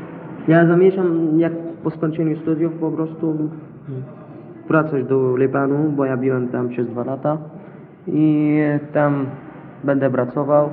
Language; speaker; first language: Polish; non-native, learner; Arabic